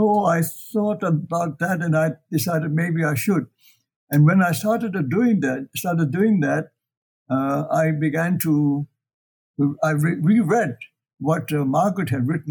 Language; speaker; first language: English; non-native, local second language; Chinese